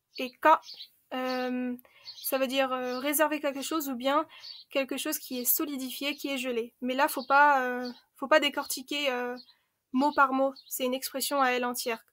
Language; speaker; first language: French; early bilingual, other home language; Khmer